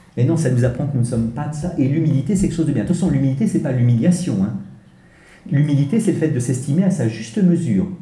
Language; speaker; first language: French; native; French